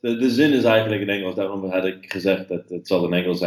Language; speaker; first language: Dutch; non-native, fluent; English